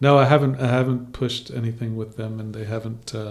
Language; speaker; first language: English; native; English